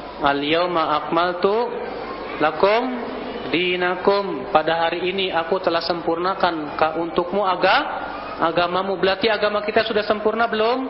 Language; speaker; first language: Indonesian; native; Indonesian